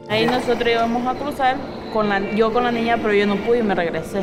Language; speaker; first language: Spanish; native; Spanish